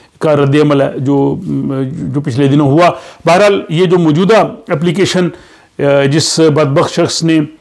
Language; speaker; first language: Urdu; native; Urdu